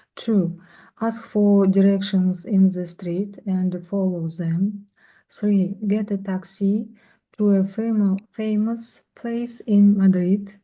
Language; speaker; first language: English; non-native, learner; Russian